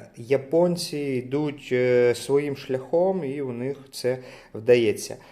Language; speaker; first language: Ukrainian; non-native, local second language; Russian